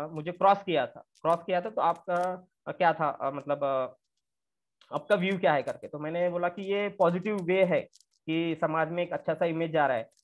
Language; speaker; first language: Hindi; non-native, local second language; Marathi